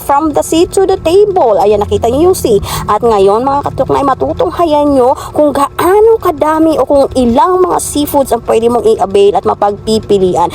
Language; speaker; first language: Filipino; non-native, local second language; Cebuano